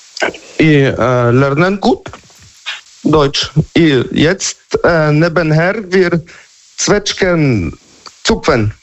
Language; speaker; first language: German; non-native, learner; Polish